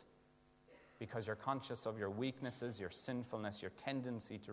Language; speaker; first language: English; native; English